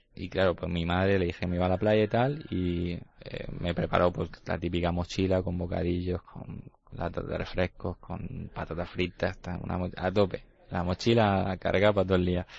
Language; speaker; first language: Spanish; native; Spanish